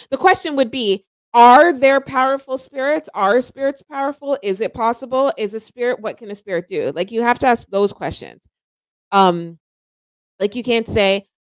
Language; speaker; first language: English; native; English